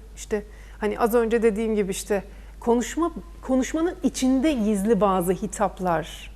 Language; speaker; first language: Turkish; native; Turkish